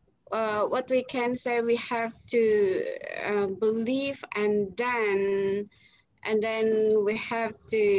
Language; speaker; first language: English; non-native, fluent; Indonesian